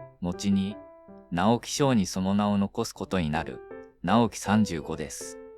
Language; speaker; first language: Japanese; native; Japanese